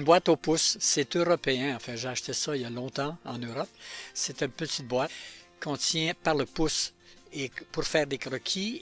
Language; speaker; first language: French; native; French